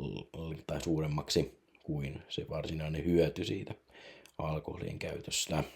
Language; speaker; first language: Finnish; native; Finnish